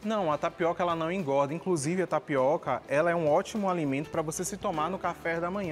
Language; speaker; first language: Portuguese; native; Portuguese